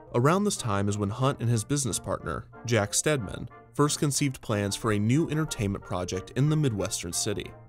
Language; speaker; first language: English; native; English